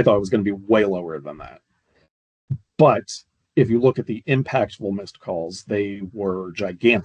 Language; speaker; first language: English; native; English